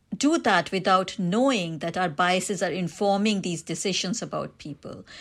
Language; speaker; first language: English; non-native, local second language; Hindi